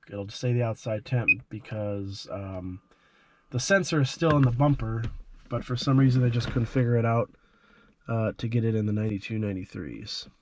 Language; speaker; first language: English; native; English